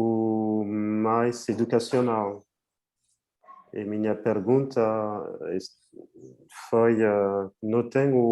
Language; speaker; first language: Portuguese; non-native, fluent; French